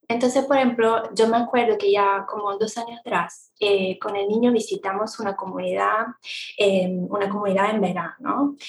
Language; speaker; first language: Spanish; non-native, fluent; Italian